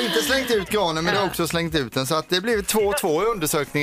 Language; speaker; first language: Swedish; native; Swedish